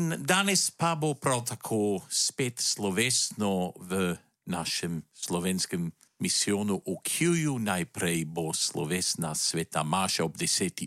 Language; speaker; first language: Slovenian; native; Slovenian